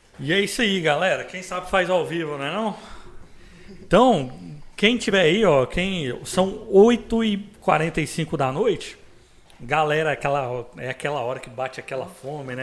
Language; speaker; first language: Portuguese; native; Portuguese